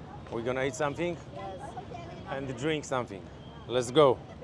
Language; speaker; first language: English; non-native, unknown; Polish